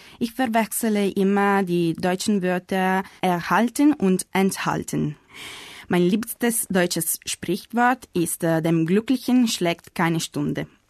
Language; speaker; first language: German; non-native, fluent; Italian